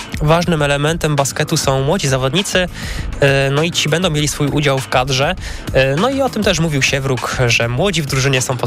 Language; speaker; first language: Polish; native; Polish